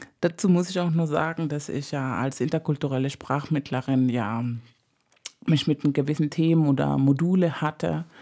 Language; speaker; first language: German; non-native, fluent; Spanish